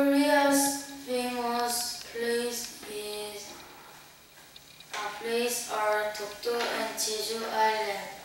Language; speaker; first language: English; non-native, learner; Korean